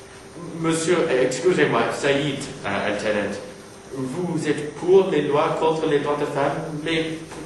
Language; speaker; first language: French; non-native, learner; English